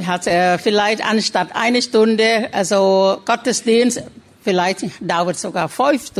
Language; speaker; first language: German; non-native, learner; Thai